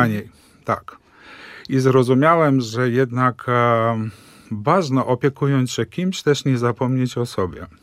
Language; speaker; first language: Polish; early bilingual, heritage; Polish